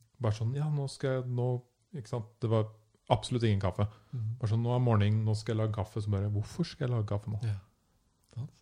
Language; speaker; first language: Norwegian; native; Norwegian